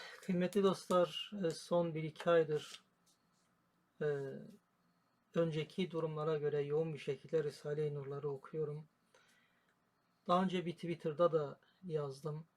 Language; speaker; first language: Turkish; native; Turkish